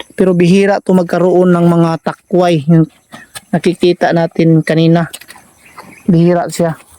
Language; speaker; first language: Filipino; non-native, local second language; Cebuano